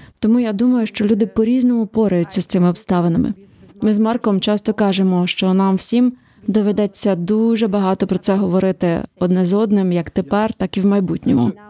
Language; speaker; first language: Ukrainian; native; Ukrainian